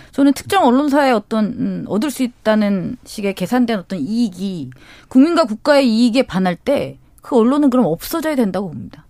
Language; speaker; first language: Korean; native; Korean